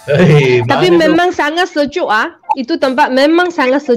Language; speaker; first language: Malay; non-native, local second language; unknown